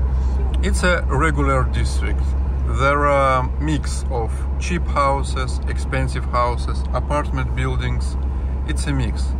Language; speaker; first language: English; non-native, learner; Russian